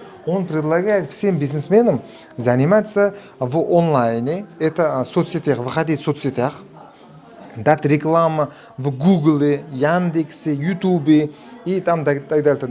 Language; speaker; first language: Russian; non-native, local second language; Uzbek